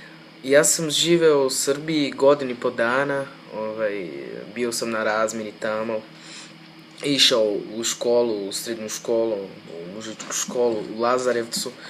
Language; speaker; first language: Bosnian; non-native, fluent; Portuguese